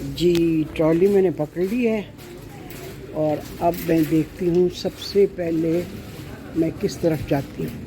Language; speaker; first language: Urdu; native; Urdu